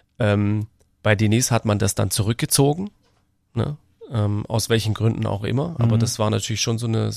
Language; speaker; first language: German; native; German